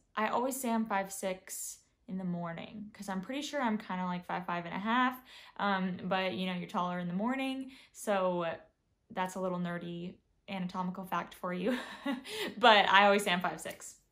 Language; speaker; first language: English; native; English